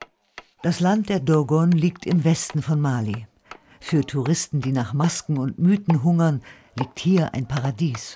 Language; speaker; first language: German; native; German